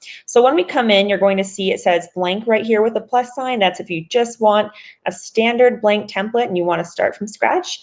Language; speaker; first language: English; native; English